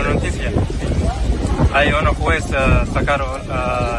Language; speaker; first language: Spanish; non-native, learner; Arabic